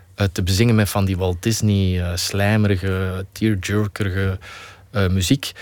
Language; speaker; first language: Dutch; native; Dutch